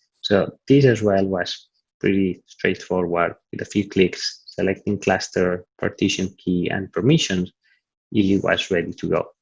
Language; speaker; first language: English; non-native, fluent; Italian